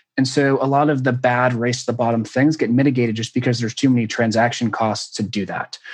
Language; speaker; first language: English; native; English